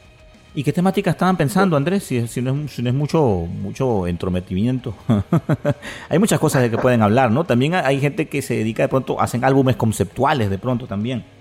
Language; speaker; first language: Spanish; native; Spanish